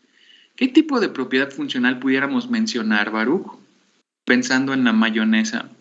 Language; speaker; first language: Spanish; native; Spanish